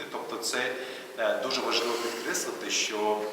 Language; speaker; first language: Ukrainian; non-native, local second language; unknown